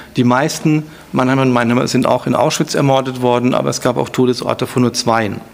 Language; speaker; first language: German; native; German